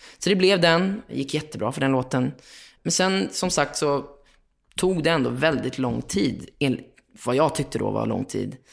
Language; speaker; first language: Swedish; native; Swedish